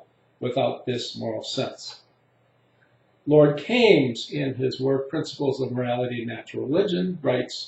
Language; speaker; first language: English; native; English